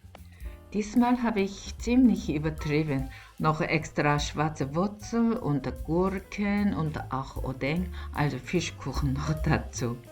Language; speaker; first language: German; non-native, fluent; Korean